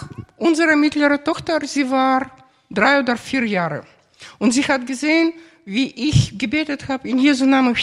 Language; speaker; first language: German; non-native, fluent; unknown